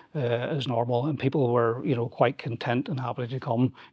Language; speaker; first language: English; native; English